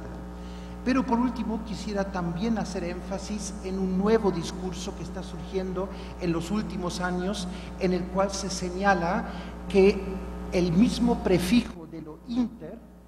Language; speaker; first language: Spanish; non-native, fluent; German